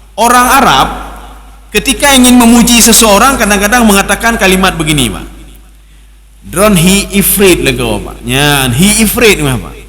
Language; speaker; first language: Malay; non-native, local second language; Achinese